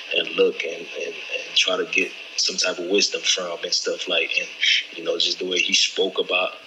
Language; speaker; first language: English; native; English